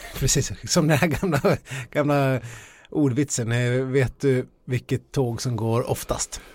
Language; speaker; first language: Swedish; native; Swedish